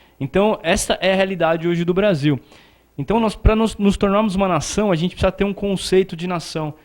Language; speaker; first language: Portuguese; native; Portuguese